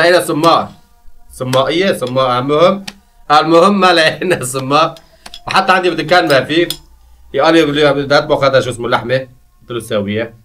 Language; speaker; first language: Arabic; non-native, local second language; Kurdish